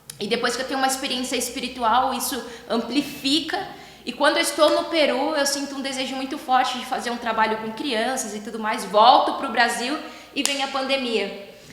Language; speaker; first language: Portuguese; native; Portuguese